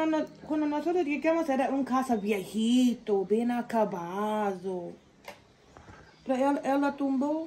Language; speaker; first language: Spanish; non-native, learner; English